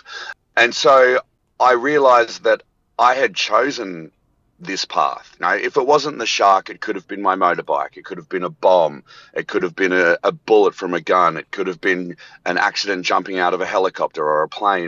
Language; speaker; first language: English; native; English